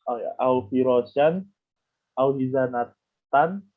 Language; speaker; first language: Arabic; non-native, learner; Indonesian